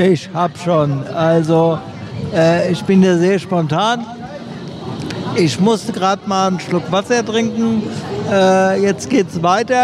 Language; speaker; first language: German; native; German